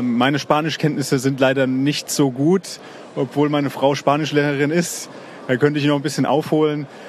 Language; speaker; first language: German; native; German